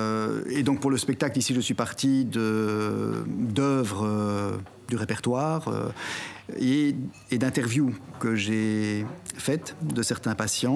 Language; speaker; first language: French; native; French